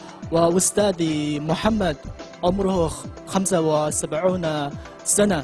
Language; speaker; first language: Arabic; non-native, learner; Chinese